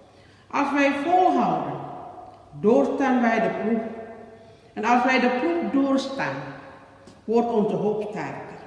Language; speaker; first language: Dutch; non-native, learner; Indonesian